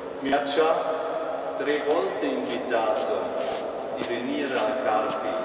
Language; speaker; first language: Italian; non-native, fluent; German